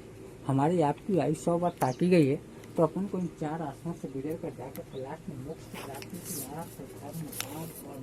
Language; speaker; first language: Hindi; native; Hindi